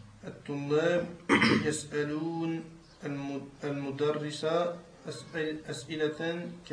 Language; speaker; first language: Arabic; non-native, learner; French